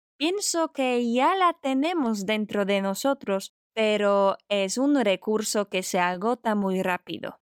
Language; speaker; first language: Spanish; non-native, fluent; Polish